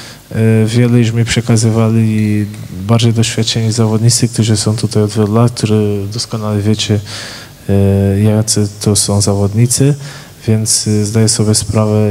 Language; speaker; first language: Polish; non-native, fluent; Portuguese